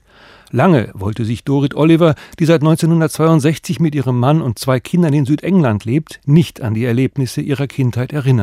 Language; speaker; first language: German; native; German